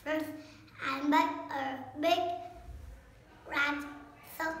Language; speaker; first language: English; non-native, learner; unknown